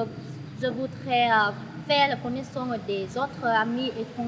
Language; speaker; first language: French; non-native, learner; Vietnamese